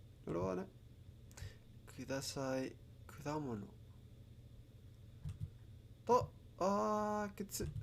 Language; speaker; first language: Japanese; non-native, learner; Spanish